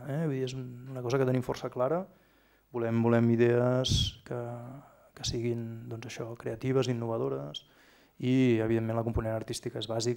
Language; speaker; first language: Catalan; native; Catalan